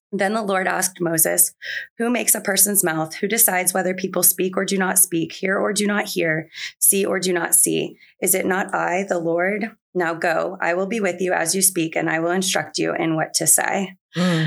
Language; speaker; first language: English; native; English